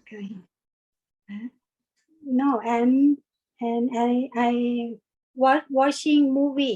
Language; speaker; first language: English; non-native, learner; Thai